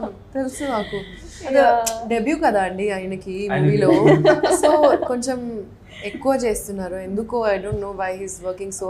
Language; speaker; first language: Telugu; non-native, local second language; Hindi